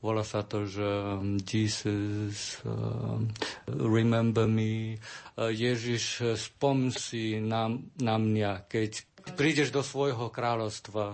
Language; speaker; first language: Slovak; non-native, learner; Chinese